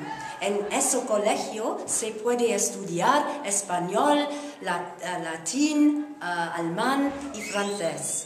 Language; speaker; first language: Spanish; non-native, fluent; English